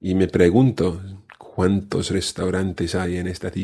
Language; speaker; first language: Spanish; non-native, fluent; English